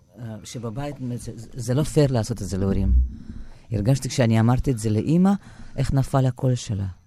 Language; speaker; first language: Hebrew; non-native, fluent; Russian